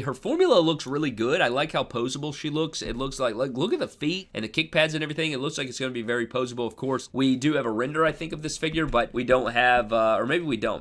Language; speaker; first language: English; native; English